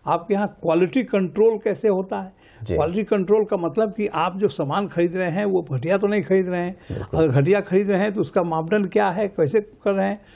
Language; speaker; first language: Hindi; native; Hindi